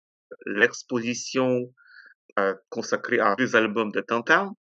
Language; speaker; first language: French; non-native, fluent; Ukrainian